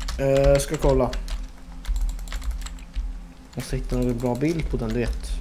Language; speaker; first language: Swedish; non-native, fluent; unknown